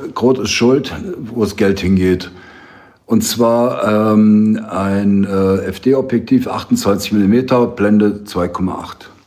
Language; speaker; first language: German; native; German